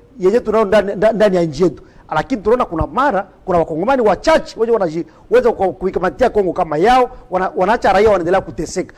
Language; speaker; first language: Swahili; native; Swahili